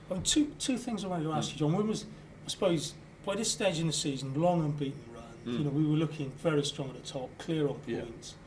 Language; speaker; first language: English; native; English